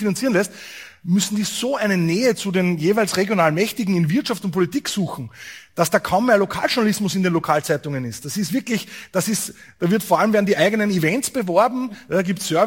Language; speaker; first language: German; native; German